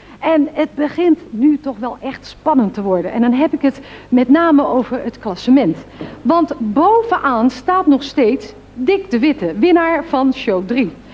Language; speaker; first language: Dutch; native; Dutch